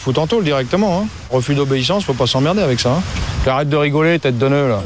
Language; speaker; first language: French; native; French